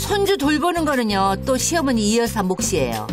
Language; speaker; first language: Korean; native; Korean